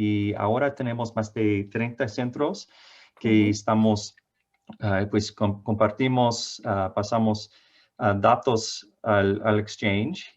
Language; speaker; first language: Spanish; non-native, fluent; English